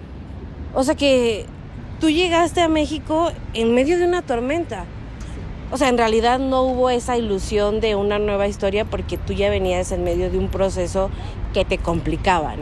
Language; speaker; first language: Spanish; native; Spanish